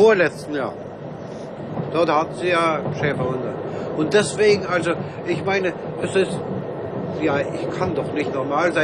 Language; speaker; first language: German; non-native, fluent; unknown